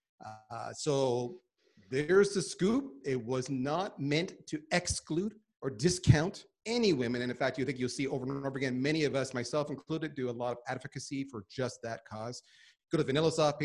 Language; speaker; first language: English; native; English